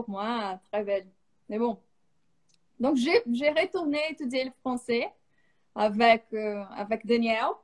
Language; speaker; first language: French; non-native, fluent; Portuguese